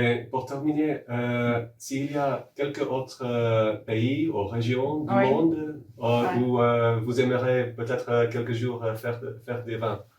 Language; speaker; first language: French; non-native, fluent; English